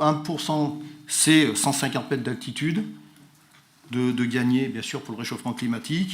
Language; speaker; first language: French; native; French